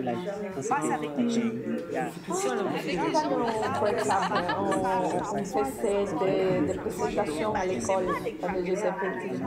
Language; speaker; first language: French; non-native, fluent; Persian